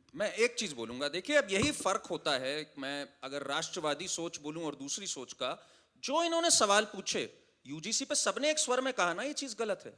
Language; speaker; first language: Hindi; native; Hindi